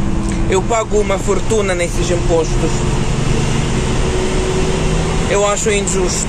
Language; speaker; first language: Portuguese; non-native, learner; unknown